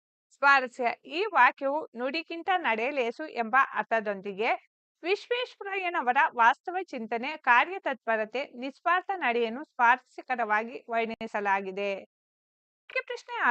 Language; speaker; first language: Kannada; native; Kannada